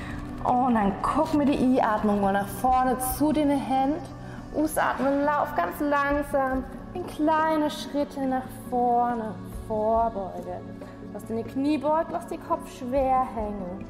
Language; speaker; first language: German; non-native, fluent; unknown